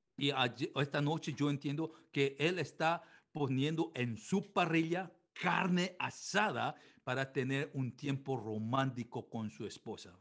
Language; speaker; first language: Spanish; non-native, fluent; Korean